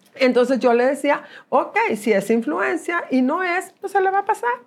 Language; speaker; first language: Spanish; native; Spanish